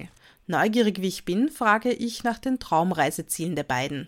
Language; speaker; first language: German; native; German